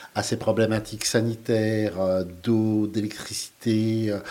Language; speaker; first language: French; native; French